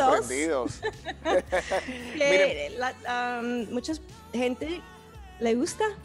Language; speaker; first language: Spanish; non-native, learner; English